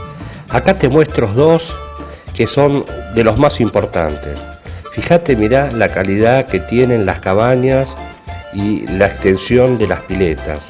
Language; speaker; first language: Spanish; native; Spanish